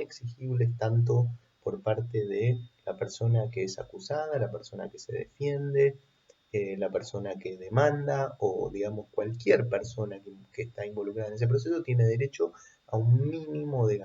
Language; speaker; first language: Spanish; native; Spanish